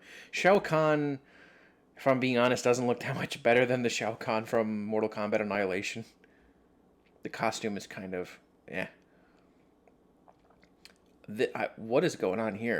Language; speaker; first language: English; native; English